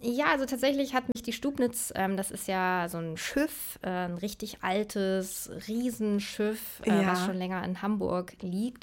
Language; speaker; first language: German; native; German